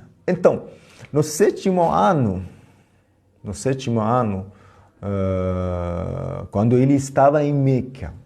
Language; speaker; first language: Portuguese; non-native, fluent; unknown